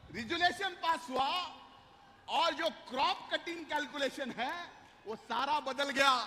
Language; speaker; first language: Hindi; non-native, local second language; Marathi